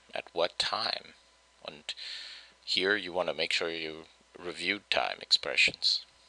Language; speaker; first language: English; native; English